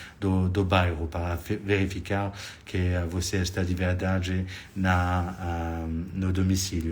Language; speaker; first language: Portuguese; non-native, fluent; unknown